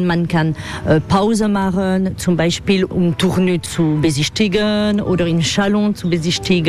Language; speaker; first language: German; non-native, fluent; French